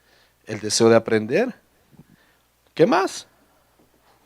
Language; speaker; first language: Spanish; native; Spanish